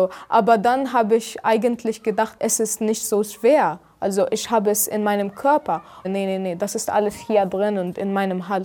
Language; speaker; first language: German; non-native, fluent; Arabic